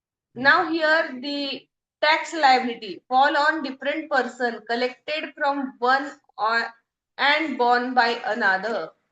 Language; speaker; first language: English; non-native, local second language; Hindi